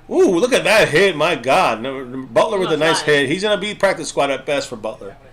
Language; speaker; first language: English; native; English